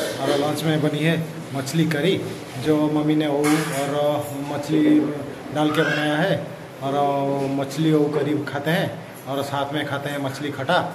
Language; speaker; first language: Hindi; non-native, local second language; Odia